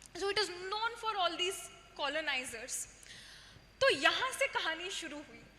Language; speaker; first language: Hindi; non-native, local second language; Kannada